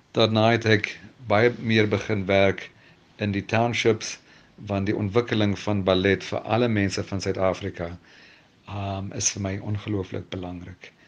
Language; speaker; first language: Afrikaans; native; Afrikaans